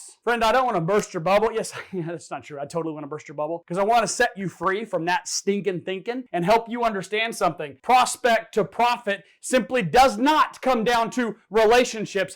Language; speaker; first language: English; native; English